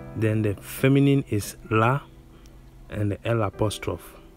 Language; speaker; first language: English; non-native, local second language; Akan